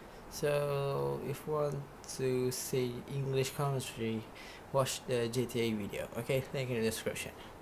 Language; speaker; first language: English; non-native, local second language; Malay